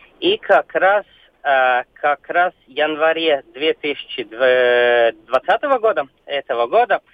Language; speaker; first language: Russian; non-native, local second language; Latvian